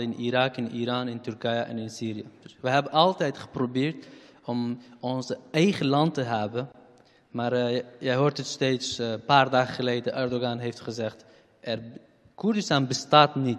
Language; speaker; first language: Dutch; non-native, fluent; Kurdish